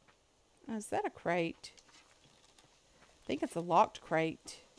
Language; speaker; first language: English; native; English